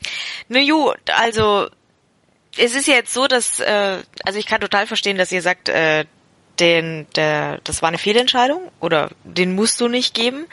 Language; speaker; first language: German; native; German